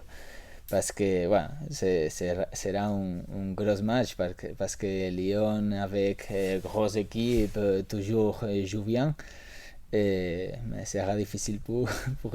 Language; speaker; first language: French; non-native, learner; Spanish